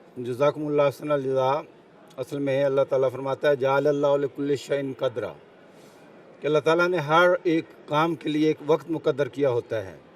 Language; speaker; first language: Urdu; native; Urdu